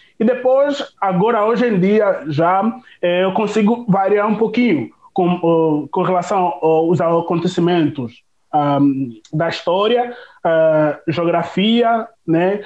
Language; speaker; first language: Portuguese; native; Portuguese